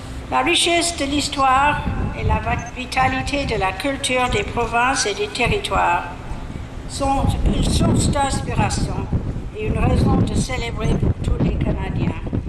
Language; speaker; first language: French; non-native, fluent; English